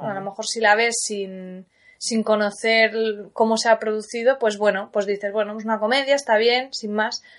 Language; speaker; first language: Spanish; native; Spanish